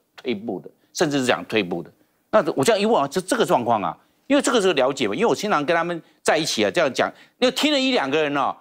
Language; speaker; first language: Chinese; native; Chinese